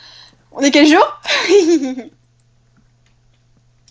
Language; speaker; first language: French; native; French